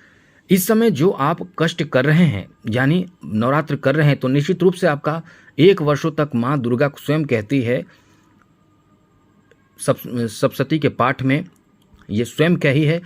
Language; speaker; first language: Hindi; native; Hindi